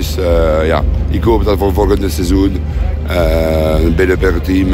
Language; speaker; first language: Dutch; non-native, local second language; French